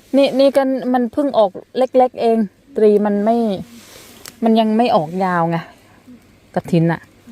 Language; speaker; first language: Thai; native; Thai